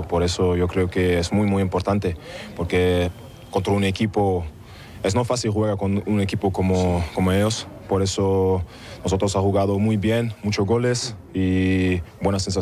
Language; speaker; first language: Spanish; non-native, fluent; German